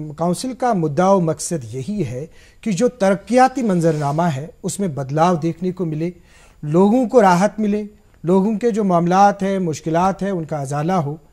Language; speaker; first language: Hindi; non-native, local second language; Kashmiri